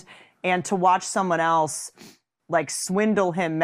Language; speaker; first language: English; native; English